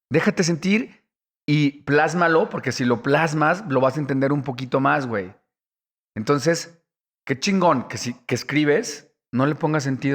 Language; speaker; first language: Spanish; native; Spanish